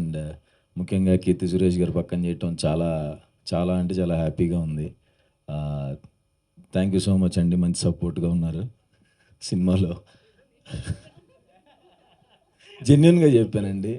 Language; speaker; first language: Telugu; native; Telugu